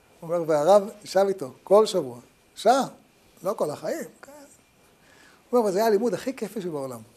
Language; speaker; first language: Hebrew; native; Hebrew